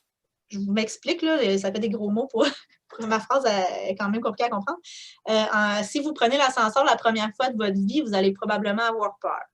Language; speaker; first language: French; native; French